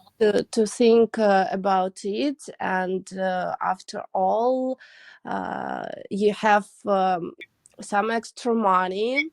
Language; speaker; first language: English; non-native, learner; Russian